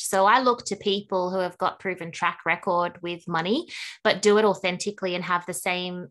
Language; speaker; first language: English; native; English